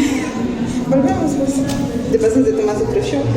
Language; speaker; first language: Spanish; native; Spanish